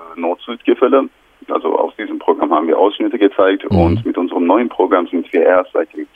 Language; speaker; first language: German; non-native, fluent; Turkish